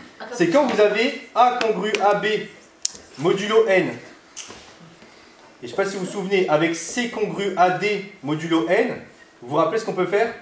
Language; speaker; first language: French; native; French